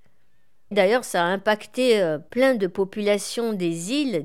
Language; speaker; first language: French; native; French